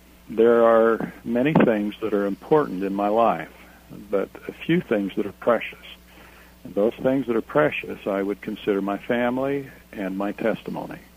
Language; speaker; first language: English; native; English